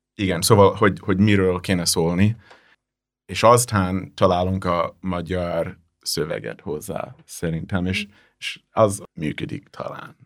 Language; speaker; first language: Hungarian; non-native, learner; English